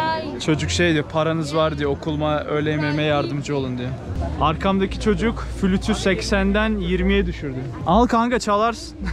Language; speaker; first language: Turkish; native; Turkish